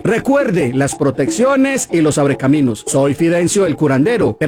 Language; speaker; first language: Spanish; native; Spanish